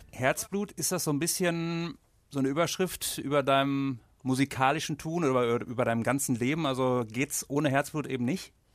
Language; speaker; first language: German; native; German